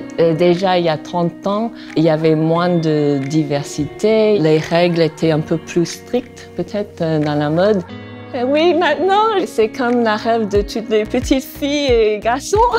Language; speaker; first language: French; non-native, fluent; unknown